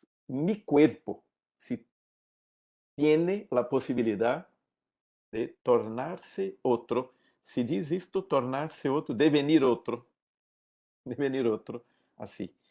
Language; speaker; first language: Spanish; non-native, learner; Portuguese